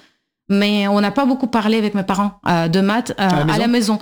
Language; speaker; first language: French; non-native, fluent; Russian